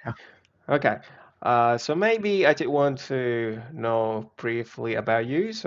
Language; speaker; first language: English; non-native, fluent; Vietnamese